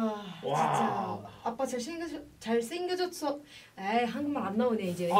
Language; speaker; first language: Korean; non-native, fluent; Arabic